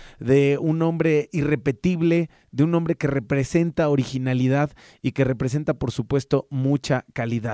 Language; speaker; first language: Spanish; native; Spanish